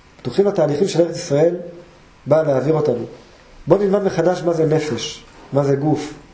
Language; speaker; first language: Hebrew; native; Hebrew